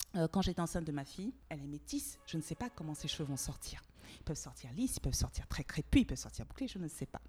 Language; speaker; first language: French; native; French